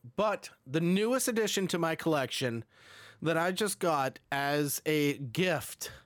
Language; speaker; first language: English; native; English